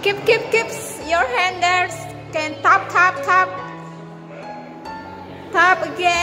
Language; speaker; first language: English; non-native, learner; Indonesian